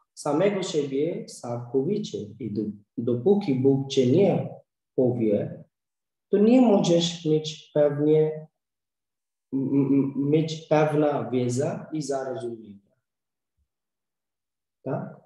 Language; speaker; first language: Polish; non-native, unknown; Hindi